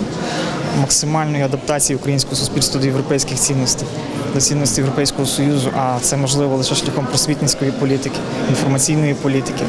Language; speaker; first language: Ukrainian; native; Ukrainian